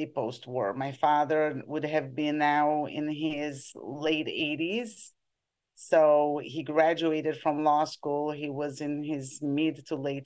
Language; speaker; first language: English; non-native, fluent; Portuguese